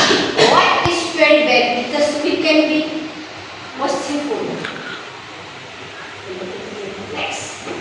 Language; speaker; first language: English; non-native, learner; Indonesian